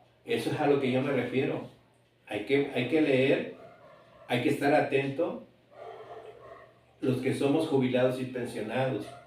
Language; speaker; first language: Spanish; native; Spanish